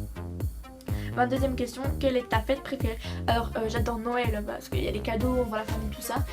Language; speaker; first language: French; native; French